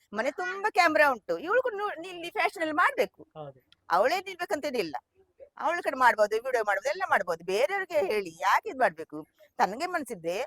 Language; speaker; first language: Kannada; non-native, local second language; Tulu